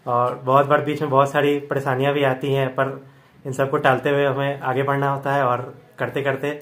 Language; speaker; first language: Hindi; native; Hindi